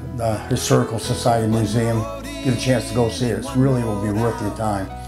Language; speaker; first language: English; native; English